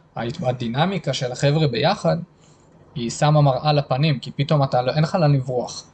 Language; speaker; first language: Hebrew; native; Hebrew